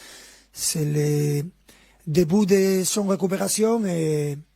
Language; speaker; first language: French; non-native, fluent; Spanish